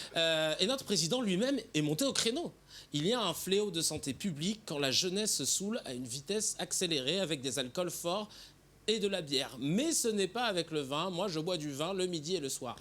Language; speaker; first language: French; native; French